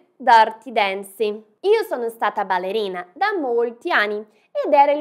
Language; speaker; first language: Italian; non-native, fluent; Portuguese